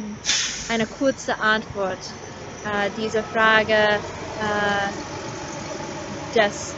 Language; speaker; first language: German; non-native, learner; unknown